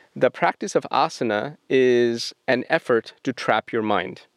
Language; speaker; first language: English; non-native, local second language; Bangla